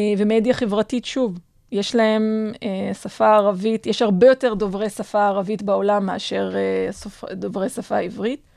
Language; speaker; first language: Hebrew; non-native, local second language; Adyghe